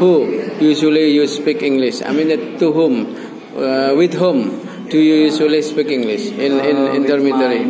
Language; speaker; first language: English; non-native, fluent; Indonesian